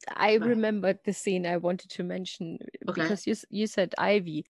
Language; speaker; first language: English; non-native, fluent; German